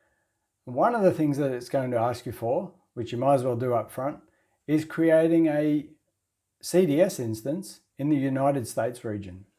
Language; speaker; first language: English; native; English